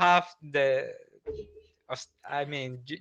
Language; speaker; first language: English; non-native, learner; Spanish